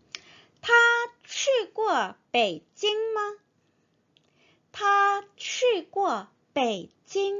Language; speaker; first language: Chinese; non-native, fluent; Korean